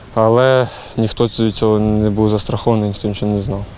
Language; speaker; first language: Ukrainian; native; Ukrainian